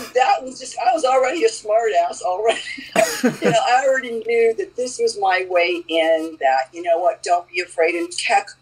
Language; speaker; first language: English; native; English